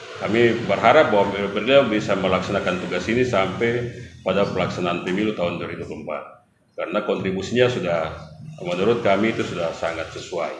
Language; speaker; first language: Indonesian; native; Indonesian